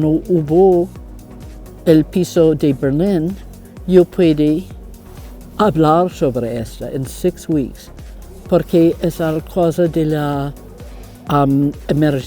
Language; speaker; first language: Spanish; non-native, learner; English